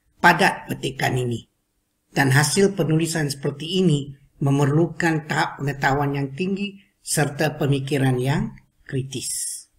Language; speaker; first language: Malay; non-native, local second language; Chinese